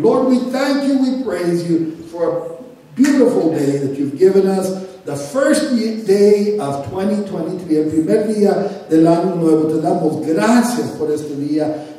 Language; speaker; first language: English; early bilingual, other home language; Spanish